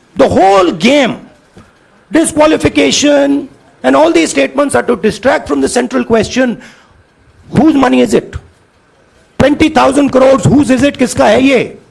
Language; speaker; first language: English; non-native, local second language; Hindi